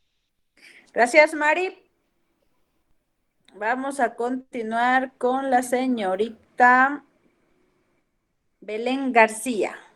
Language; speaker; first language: Spanish; native; Spanish